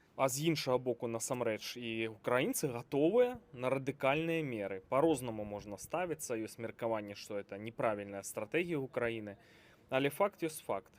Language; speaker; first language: Belarusian; native; Belarusian